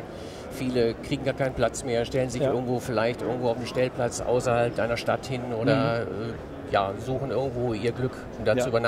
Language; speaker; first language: German; native; German